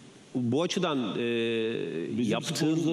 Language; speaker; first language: Turkish; native; Turkish